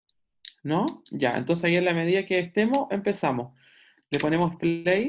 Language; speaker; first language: Spanish; native; Spanish